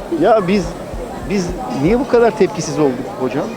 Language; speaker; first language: Turkish; native; Turkish